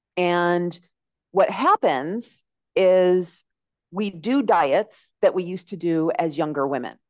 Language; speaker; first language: English; native; English